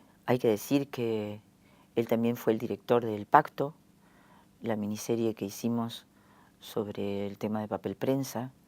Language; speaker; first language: Spanish; native; Spanish